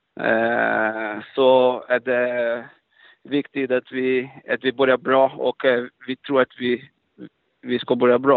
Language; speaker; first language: Swedish; non-native, fluent; Portuguese